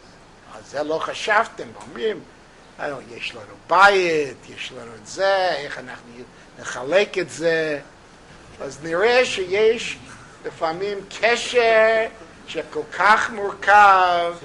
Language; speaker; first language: Hebrew; non-native, fluent; English